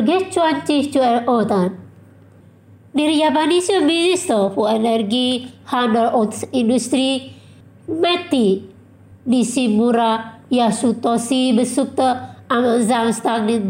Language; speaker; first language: German; non-native, learner; Indonesian